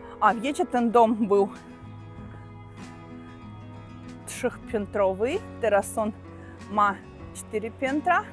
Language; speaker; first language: Polish; non-native, learner; Russian